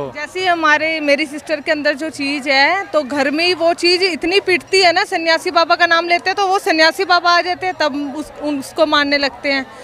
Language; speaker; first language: Hindi; native; Hindi